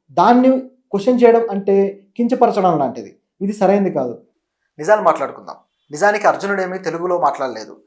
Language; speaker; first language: Telugu; native; Telugu